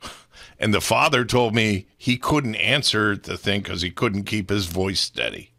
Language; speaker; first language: English; native; English